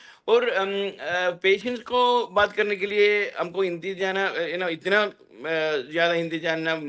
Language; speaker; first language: Hindi; non-native, local second language; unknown